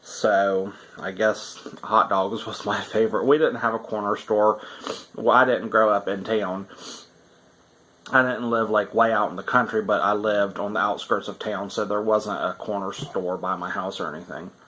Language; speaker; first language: English; native; English